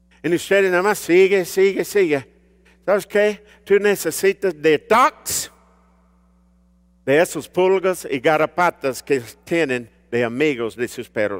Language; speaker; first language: Spanish; early bilingual, heritage; Spanish